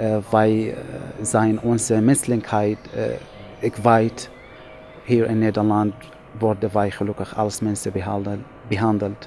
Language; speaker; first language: Dutch; non-native, fluent; Arabic